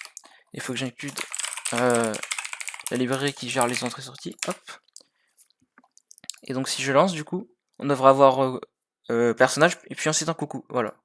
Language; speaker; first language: French; native; French